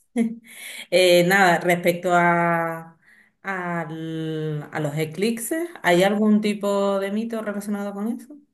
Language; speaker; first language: Spanish; native; Spanish